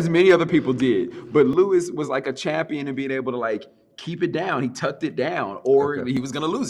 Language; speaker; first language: English; native; English